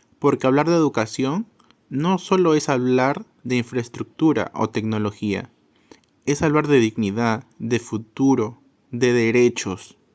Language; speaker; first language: Spanish; native; Spanish